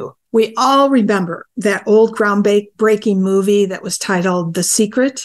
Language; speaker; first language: English; native; English